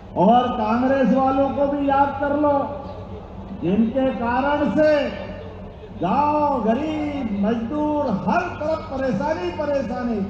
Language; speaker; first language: Hindi; native; Hindi